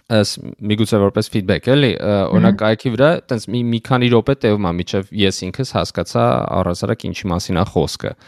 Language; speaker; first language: Armenian; native; Armenian